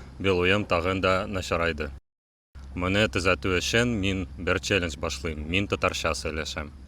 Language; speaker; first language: Tatar; non-native, local second language; Russian